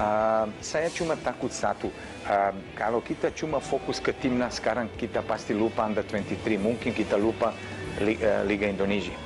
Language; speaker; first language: Indonesian; non-native, fluent; Serbian